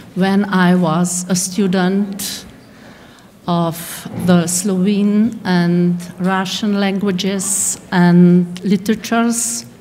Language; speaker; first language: English; non-native, fluent; Slovenian